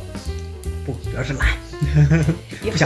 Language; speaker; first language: Chinese; native; Chinese